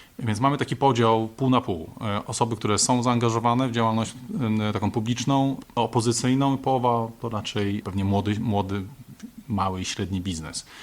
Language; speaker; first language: Polish; native; Polish